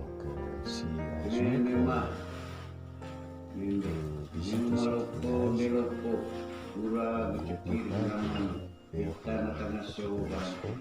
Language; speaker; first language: French; non-native, fluent; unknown